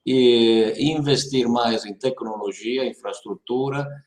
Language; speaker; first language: Portuguese; non-native, fluent; Italian